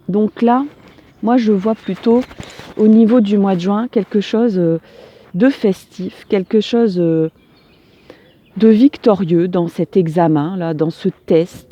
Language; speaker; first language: French; native; French